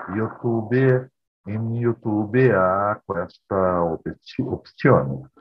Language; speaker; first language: Italian; non-native, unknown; Portuguese